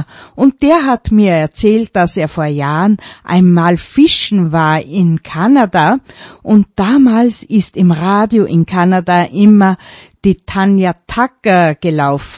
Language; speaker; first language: German; native; German